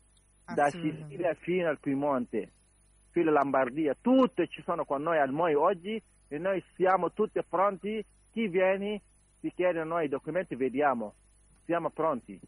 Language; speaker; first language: Italian; non-native, learner; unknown